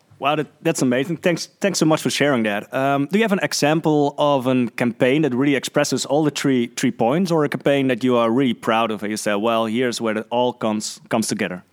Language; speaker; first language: English; non-native, fluent; Dutch